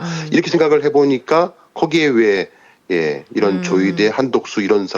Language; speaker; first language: Korean; native; Korean